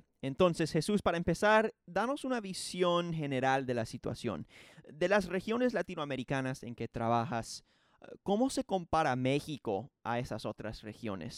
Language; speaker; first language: Spanish; non-native, fluent; English